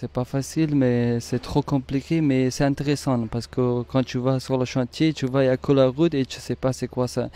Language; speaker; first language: French; non-native, learner; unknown